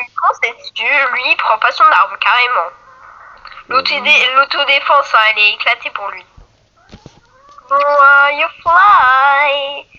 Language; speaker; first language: French; native; French